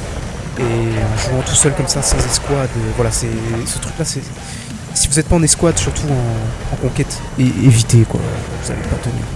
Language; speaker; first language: French; native; French